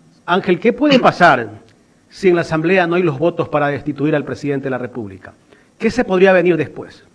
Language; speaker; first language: Spanish; native; Spanish